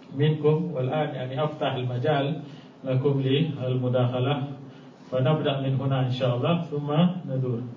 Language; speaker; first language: Arabic; non-native, fluent; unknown